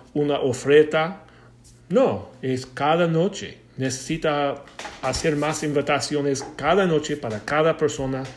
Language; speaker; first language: Spanish; non-native, learner; English